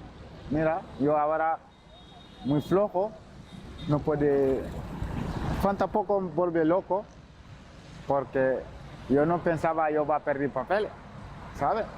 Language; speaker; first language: Spanish; non-native, learner; Bambara